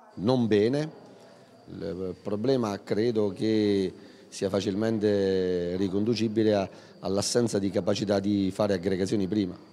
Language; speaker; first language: Italian; native; Italian